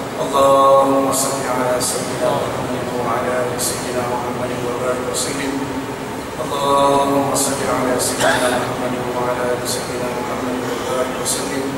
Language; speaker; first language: Malay; non-native, fluent; Urdu